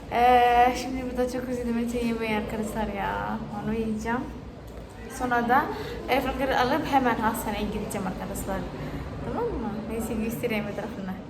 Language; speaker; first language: Turkish; non-native, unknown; Indonesian